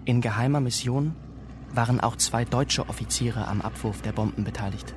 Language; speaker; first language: German; native; German